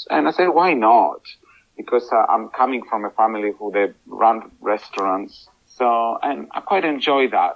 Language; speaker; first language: English; non-native, fluent; Greek